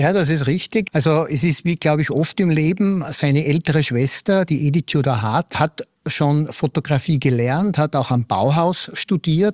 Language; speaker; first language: German; native; German